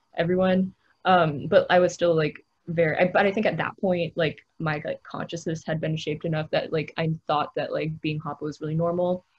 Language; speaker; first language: English; native; English